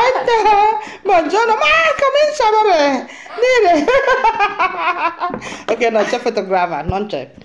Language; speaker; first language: Italian; non-native, learner; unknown